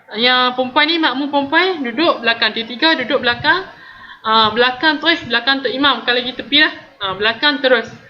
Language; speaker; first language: Malay; native; Malay